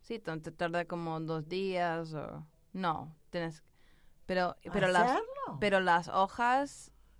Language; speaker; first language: Spanish; early bilingual, heritage; English